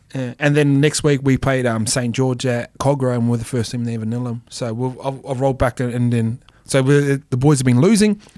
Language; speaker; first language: English; native; English